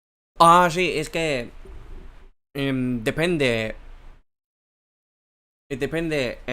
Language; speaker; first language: Spanish; non-native, fluent; English